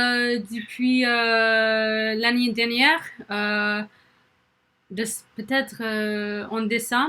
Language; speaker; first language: French; non-native, learner; English